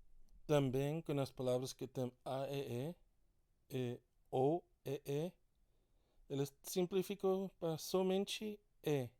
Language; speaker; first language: Portuguese; non-native, learner; English